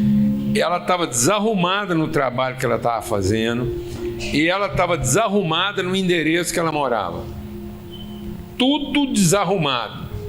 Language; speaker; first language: Portuguese; native; Portuguese